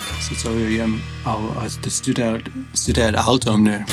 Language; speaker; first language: Danish; non-native, fluent; English